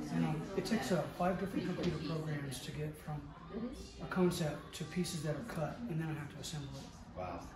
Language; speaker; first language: English; native; English